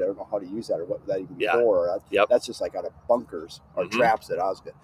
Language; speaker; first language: English; native; English